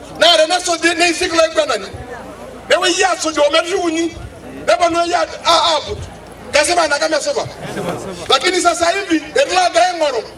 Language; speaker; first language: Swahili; non-native, local second language; Masai